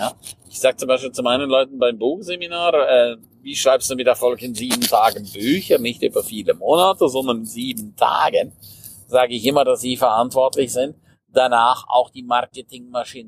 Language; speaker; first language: German; non-native, local second language; Romansh